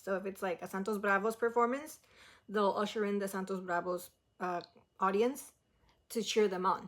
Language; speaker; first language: English; early bilingual, other home language; Spanish